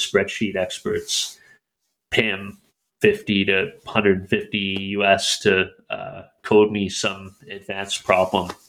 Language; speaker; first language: English; native; English